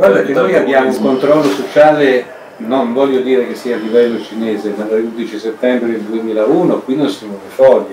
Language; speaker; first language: Italian; native; Italian